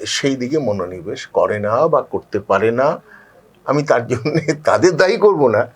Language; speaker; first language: Bangla; native; Bangla